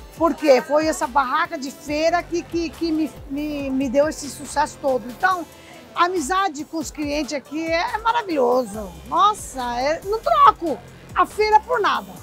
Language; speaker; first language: Portuguese; early bilingual, other home language; Japanese